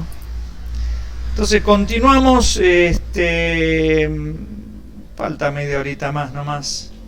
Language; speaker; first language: Spanish; native; Spanish